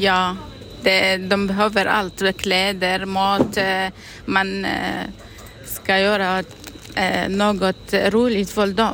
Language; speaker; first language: Swedish; non-native, learner; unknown